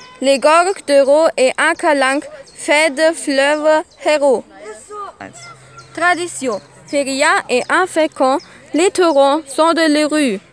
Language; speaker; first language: French; non-native, learner; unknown